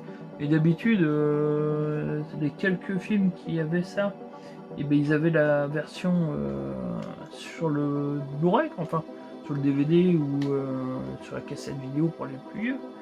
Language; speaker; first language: French; native; French